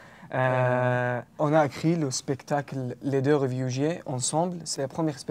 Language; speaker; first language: French; non-native, learner; Arabic